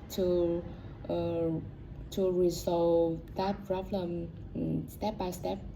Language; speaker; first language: English; non-native, learner; Vietnamese